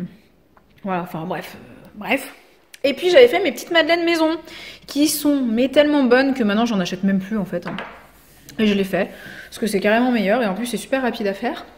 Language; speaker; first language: French; native; French